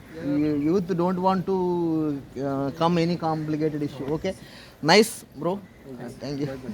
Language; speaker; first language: English; non-native, learner; Telugu